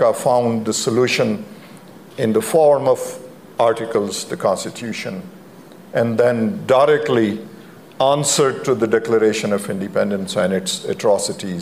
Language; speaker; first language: English; non-native, local second language; Punjabi